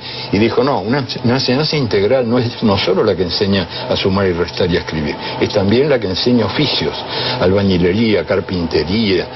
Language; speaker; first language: Spanish; native; Spanish